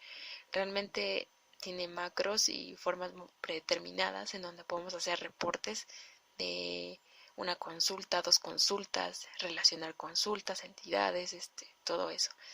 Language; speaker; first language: Spanish; native; Spanish